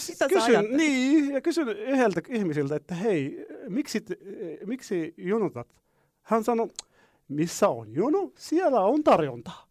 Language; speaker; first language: Finnish; non-native, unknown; Arabic